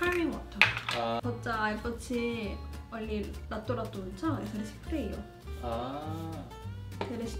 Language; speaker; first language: Nepali; non-native, fluent; Korean